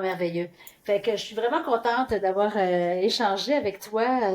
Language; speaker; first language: French; native; French